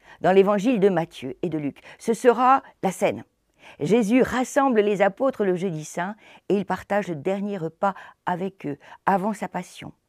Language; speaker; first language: French; native; French